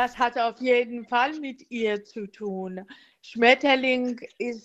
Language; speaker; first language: German; non-native, fluent; Persian